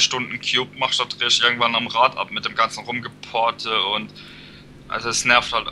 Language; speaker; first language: German; native; German